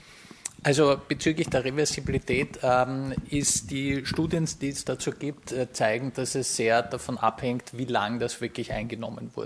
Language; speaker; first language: German; native; German